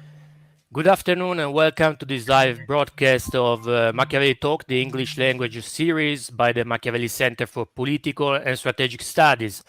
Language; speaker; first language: English; non-native, fluent; Italian